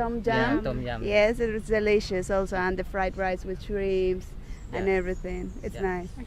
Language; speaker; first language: English; non-native, fluent; Spanish